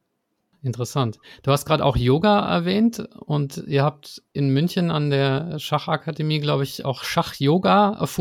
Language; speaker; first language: German; native; German